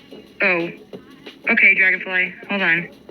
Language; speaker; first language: English; native; English